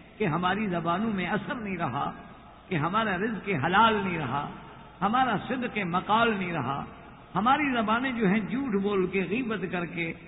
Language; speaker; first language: Urdu; native; Urdu